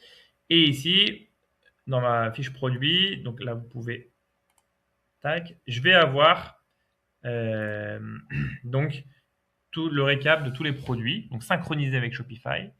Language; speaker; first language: French; native; French